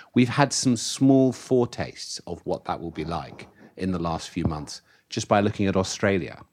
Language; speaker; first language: English; native; English